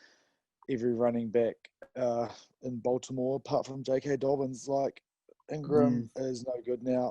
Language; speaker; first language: English; native; English